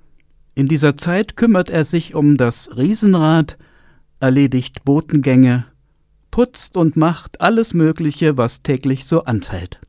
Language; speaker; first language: German; native; German